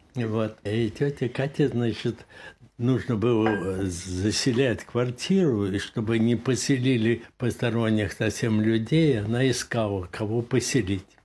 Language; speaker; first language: Russian; native; Russian